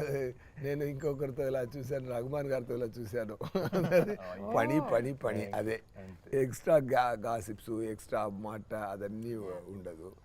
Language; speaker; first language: Telugu; non-native, fluent; Tamil